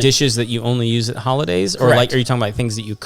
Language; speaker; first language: English; native; English